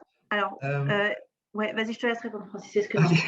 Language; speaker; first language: French; native; French